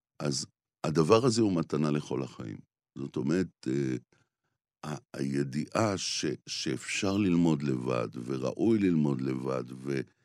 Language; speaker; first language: Hebrew; native; Hebrew